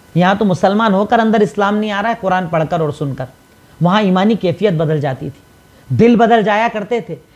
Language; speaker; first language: Hindi; native; Hindi